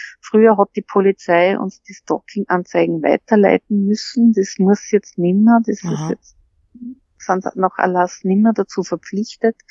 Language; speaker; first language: German; native; German